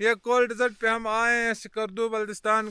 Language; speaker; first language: Hindi; non-native, local second language; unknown